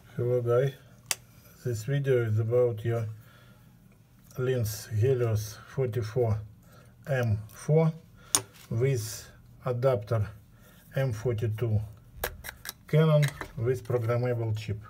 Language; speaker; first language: English; non-native, learner; Russian